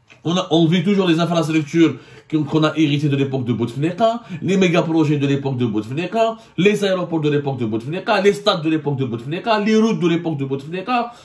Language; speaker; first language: French; non-native, local second language; Arabic